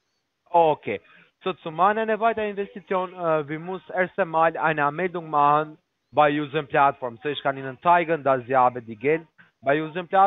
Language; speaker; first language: German; non-native, learner; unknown